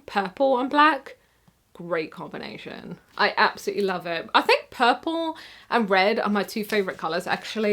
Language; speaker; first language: English; native; English